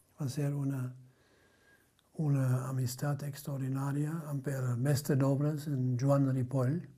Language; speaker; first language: Catalan; non-native, fluent; German